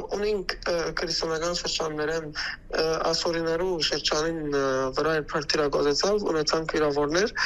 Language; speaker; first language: Armenian; native; Armenian